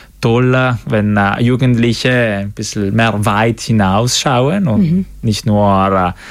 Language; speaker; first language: German; non-native, local second language; Italian